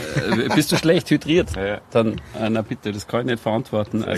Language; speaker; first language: German; native; German